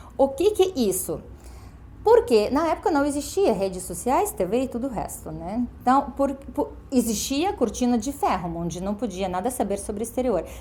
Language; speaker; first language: Portuguese; non-native, fluent; Ukrainian